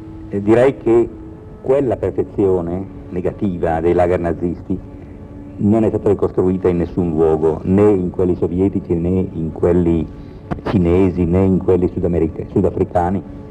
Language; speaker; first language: Italian; native; Italian